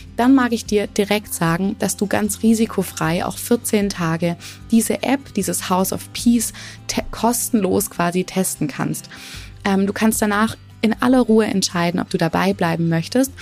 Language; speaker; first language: German; native; German